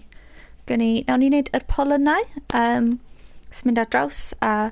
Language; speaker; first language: Welsh; native; Welsh